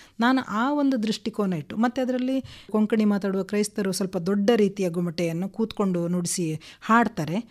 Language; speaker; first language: Kannada; non-native, local second language; Konkani